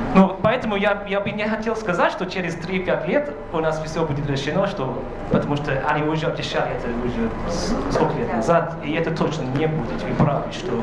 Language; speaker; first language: Russian; non-native, fluent; English